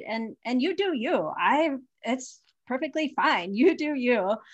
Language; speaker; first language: English; early bilingual, other home language; Hindi